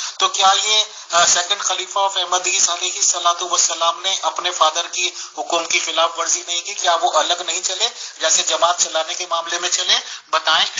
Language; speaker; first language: Urdu; non-native, local second language; Hindi